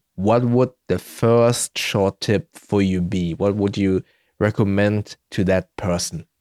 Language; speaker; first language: English; early bilingual, heritage; German